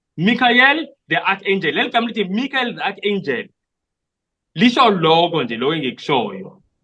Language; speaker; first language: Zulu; non-native, local second language; Xhosa